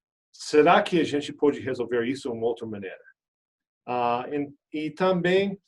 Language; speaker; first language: Portuguese; non-native, fluent; English